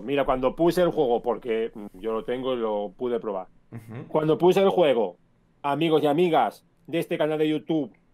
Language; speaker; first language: Spanish; native; Spanish